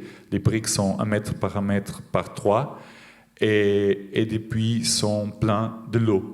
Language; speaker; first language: French; non-native, fluent; Portuguese